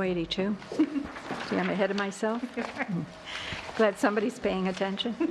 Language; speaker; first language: English; native; English